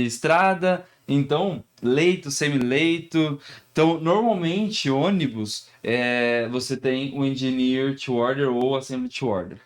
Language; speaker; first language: Portuguese; native; Portuguese